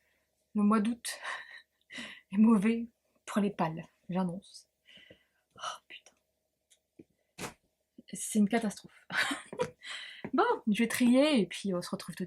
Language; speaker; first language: French; native; French